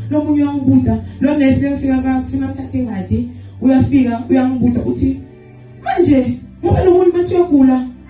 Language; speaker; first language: Zulu; non-native, local second language; Swati